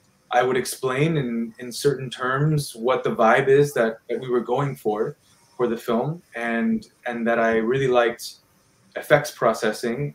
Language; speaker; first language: English; early bilingual, other home language; Spanish